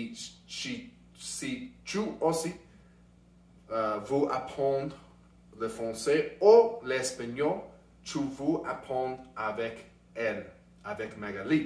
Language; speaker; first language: French; non-native, learner; English